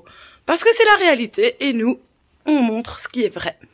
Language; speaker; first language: French; native; French